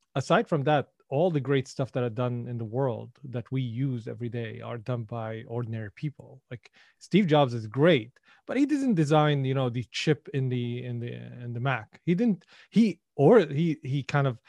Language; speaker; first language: English; non-native, fluent; Arabic